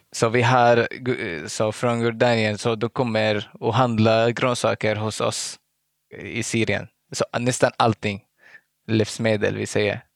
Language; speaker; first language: Swedish; non-native, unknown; Arabic